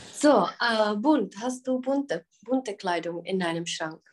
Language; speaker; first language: German; non-native, fluent; Czech